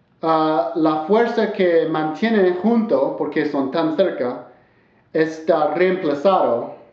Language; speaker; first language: Spanish; non-native, learner; English